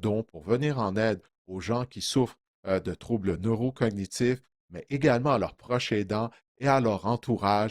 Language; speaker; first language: French; native; French